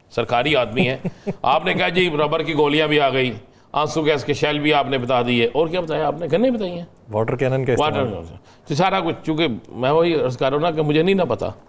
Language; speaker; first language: Urdu; native; Urdu